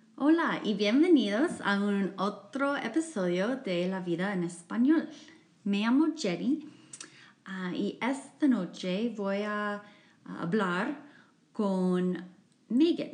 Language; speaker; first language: Spanish; non-native, fluent; English